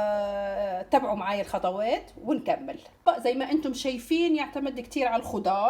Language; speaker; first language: Arabic; native; Arabic